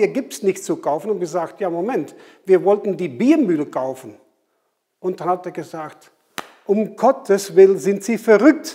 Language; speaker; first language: German; non-native, fluent; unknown